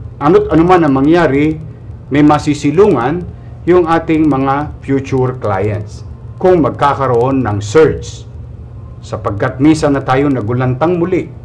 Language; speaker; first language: Filipino; native; Filipino